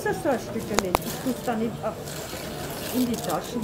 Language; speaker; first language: German; native; German